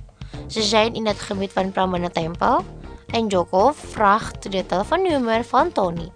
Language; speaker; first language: Dutch; non-native, learner; Indonesian